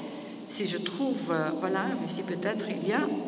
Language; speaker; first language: French; non-native, fluent; Greek